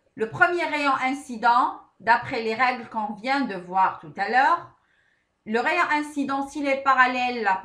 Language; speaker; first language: French; non-native, local second language; Arabic